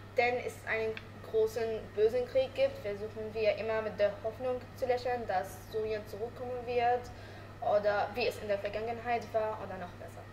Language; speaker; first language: German; non-native, learner; Arabic